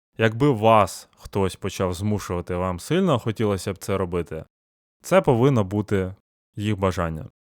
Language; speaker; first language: Ukrainian; non-native, local second language; Russian